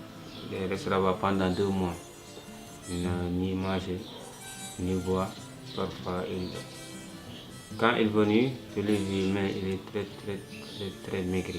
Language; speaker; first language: French; non-native, local second language; Wolof